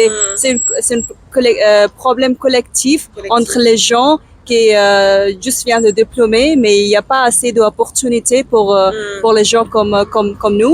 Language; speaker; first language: French; non-native, learner; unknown